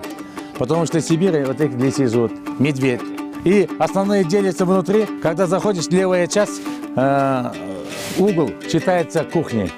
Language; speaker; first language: Russian; non-native, local second language; Kyrgyz